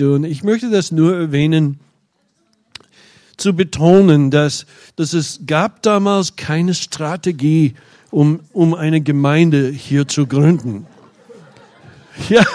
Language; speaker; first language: German; non-native, fluent; English